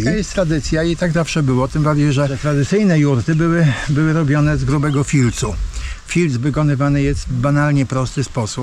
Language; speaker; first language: Polish; native; Polish